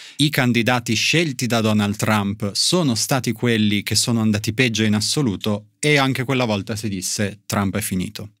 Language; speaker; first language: Italian; native; Italian